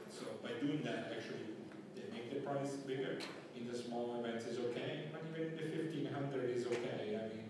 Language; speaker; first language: English; non-native, fluent; Italian